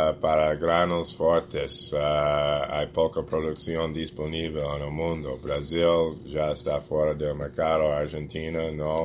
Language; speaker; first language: Portuguese; non-native, fluent; English